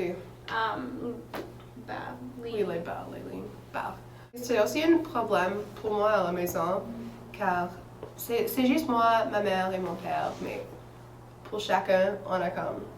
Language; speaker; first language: French; non-native, fluent; English